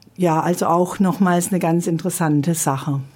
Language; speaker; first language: German; native; German